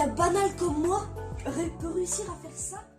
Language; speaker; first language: French; native; French